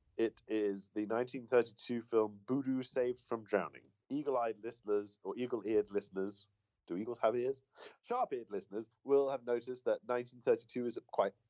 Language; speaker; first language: English; native; English